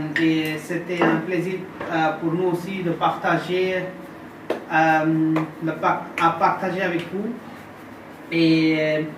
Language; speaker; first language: French; non-native, fluent; Hindi